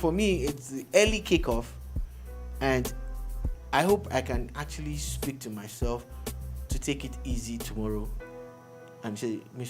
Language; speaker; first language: English; non-native, local second language; Yoruba